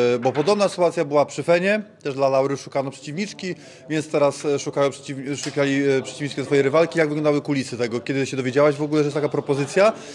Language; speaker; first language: Polish; native; Polish